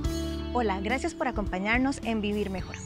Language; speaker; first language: Spanish; native; Spanish